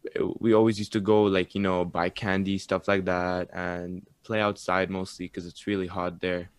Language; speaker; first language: English; early bilingual, other home language; Arabic